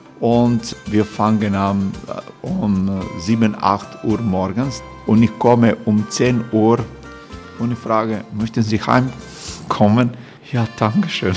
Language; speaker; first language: German; non-native, fluent; Croatian